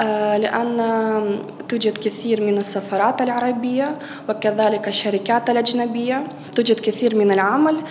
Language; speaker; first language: Arabic; non-native, fluent; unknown